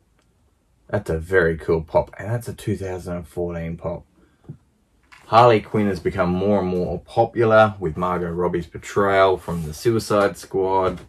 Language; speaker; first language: English; native; English